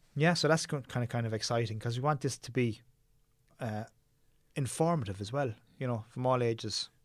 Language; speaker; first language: English; native; English